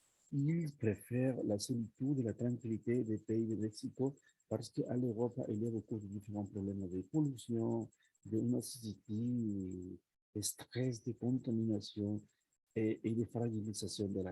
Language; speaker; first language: French; non-native, learner; Spanish